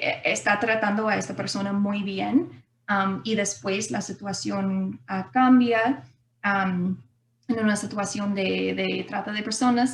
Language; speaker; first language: Spanish; non-native, fluent; English